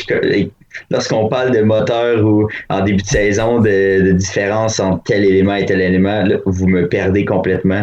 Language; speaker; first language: French; native; French